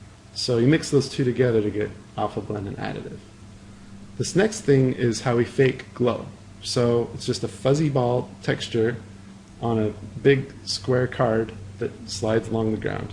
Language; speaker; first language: English; native; English